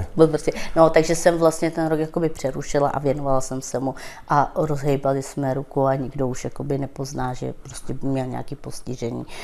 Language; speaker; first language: Czech; non-native, local second language; Romany